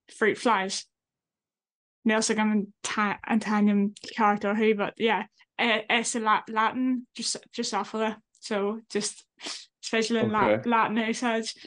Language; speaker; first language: Irish; non-native, local second language; English